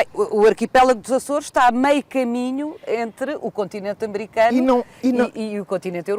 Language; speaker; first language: Portuguese; native; Portuguese